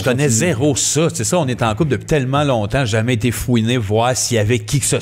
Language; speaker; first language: French; native; French